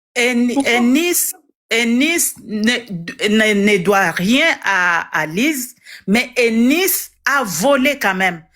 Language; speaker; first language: French; non-native, local second language; Lingala